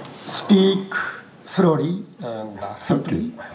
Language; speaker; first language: English; non-native, fluent; Japanese